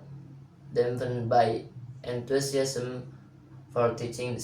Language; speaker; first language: English; non-native, learner; Indonesian